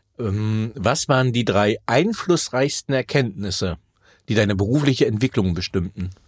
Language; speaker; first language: German; native; German